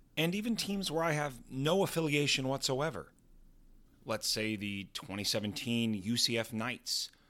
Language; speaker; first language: English; native; English